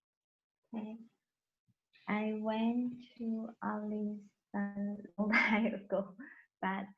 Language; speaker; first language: English; non-native, learner; Chinese